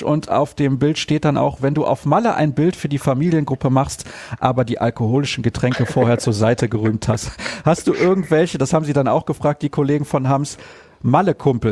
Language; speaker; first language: German; native; German